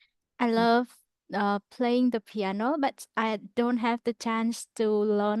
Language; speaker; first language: English; non-native, learner; Vietnamese